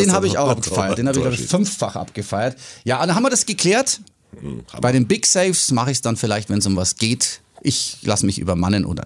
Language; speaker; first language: German; native; German